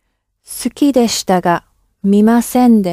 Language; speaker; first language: Japanese; non-native, learner; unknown